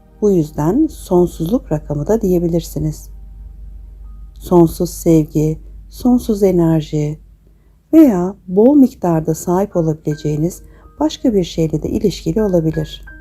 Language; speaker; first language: Turkish; native; Turkish